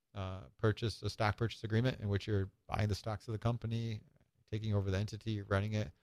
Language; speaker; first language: English; native; English